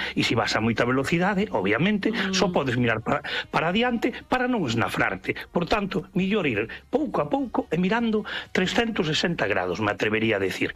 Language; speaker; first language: Galician; native; Galician